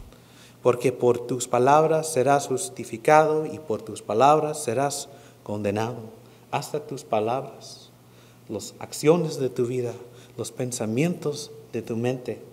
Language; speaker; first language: Spanish; non-native, fluent; English